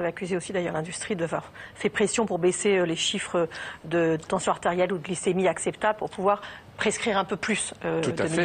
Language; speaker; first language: French; native; French